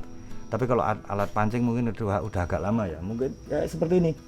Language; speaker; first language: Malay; non-native, local second language; Javanese